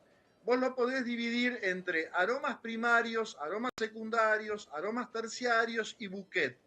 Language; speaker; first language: Spanish; native; Spanish